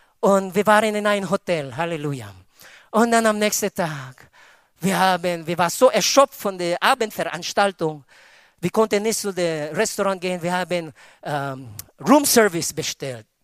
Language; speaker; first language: German; non-native, fluent; Filipino